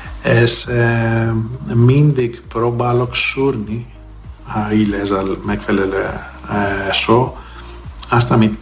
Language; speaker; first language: Hungarian; non-native, fluent; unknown